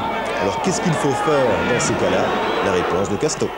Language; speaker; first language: French; native; French